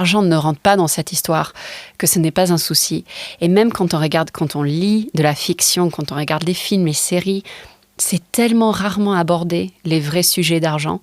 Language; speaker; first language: French; non-native, fluent; English